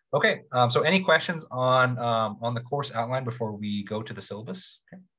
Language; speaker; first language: English; native; English